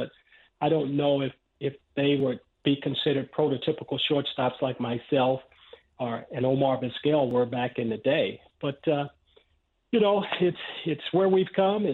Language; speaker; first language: English; native; English